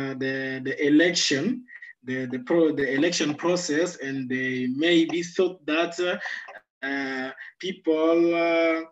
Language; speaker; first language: English; non-native, fluent; Sango